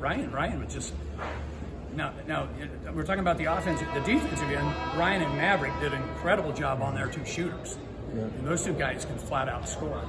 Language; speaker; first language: English; native; English